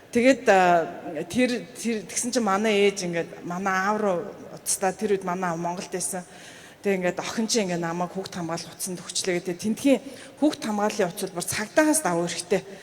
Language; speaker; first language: Mongolian; early bilingual, heritage; Mongolian